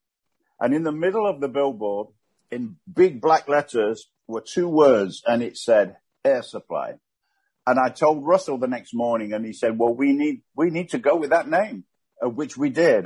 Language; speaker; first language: English; native; English